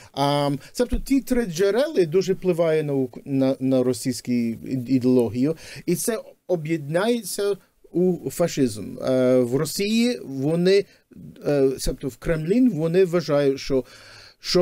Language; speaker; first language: Ukrainian; early bilingual, heritage; Ukrainian